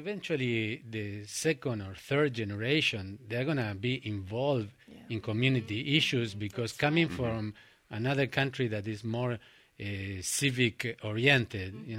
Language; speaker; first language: English; non-native, fluent; Spanish